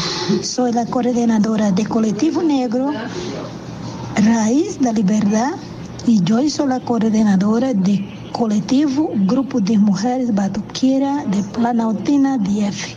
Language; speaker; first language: Spanish; non-native, learner; Portuguese